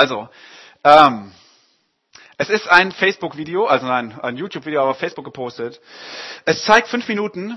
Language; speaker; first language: German; native; German